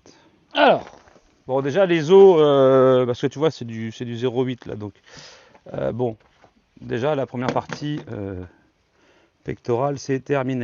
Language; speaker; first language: French; native; French